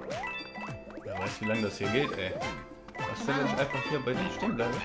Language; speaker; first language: German; native; German